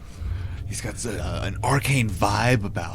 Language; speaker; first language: English; native; English